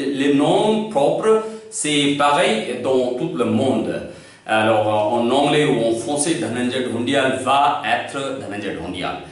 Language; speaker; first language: French; non-native, learner; Hindi